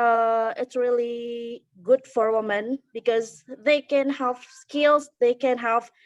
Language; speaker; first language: English; non-native, learner; Indonesian